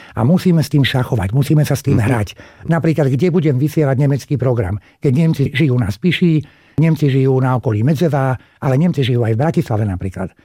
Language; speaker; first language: Slovak; non-native, local second language; Hungarian